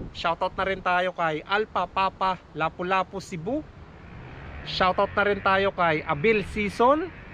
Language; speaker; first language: Filipino; native; Filipino